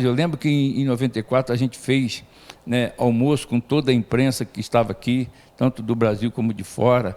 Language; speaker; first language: Portuguese; native; Portuguese